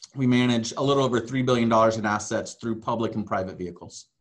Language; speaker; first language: English; native; English